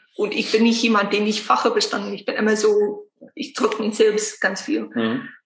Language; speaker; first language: German; non-native, fluent; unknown